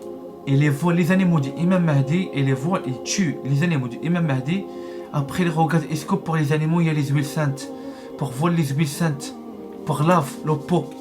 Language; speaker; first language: French; non-native, learner; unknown